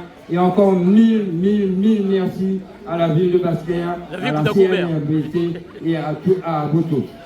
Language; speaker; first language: French; native; French